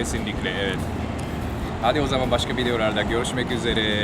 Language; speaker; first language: Turkish; non-native, fluent; Japanese